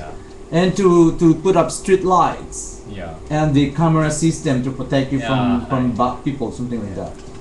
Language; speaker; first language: English; non-native, fluent; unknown